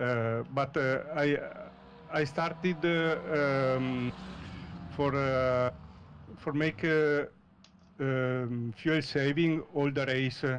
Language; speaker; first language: English; non-native, learner; Italian